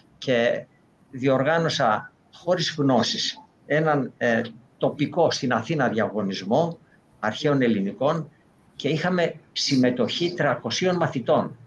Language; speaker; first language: Greek; native; Greek